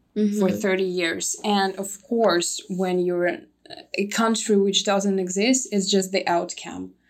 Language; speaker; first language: English; non-native, fluent; Russian